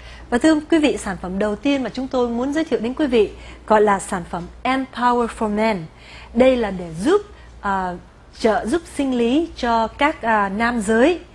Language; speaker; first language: Vietnamese; native; Vietnamese